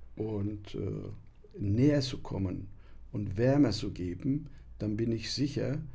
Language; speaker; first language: German; non-native, fluent; Turkish